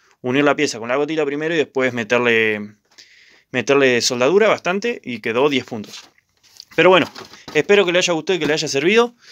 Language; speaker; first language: Spanish; native; Spanish